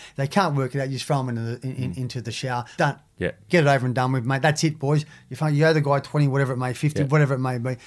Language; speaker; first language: English; native; English